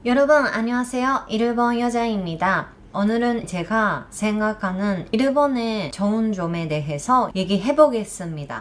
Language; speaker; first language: Korean; non-native, learner; Japanese